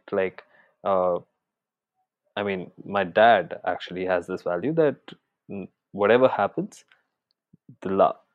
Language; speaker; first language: English; non-native, local second language; Hindi